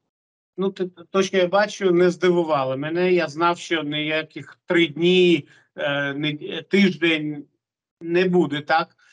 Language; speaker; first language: Ukrainian; non-native, local second language; Russian